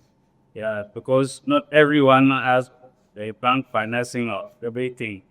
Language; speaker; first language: English; non-native, learner; French